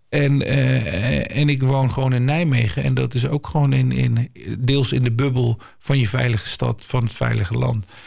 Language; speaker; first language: Dutch; early bilingual, other home language; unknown